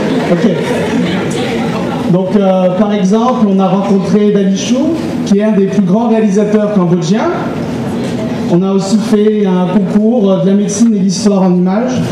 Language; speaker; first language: French; native; French